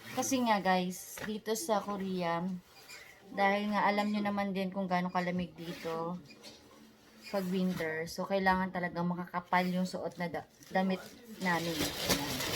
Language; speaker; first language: Filipino; native; Filipino